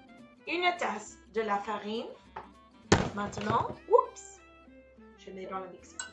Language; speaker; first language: French; non-native, fluent; English